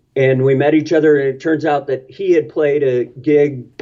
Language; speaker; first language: English; native; English